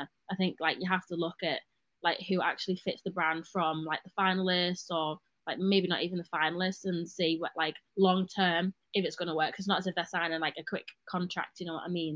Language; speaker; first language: English; native; English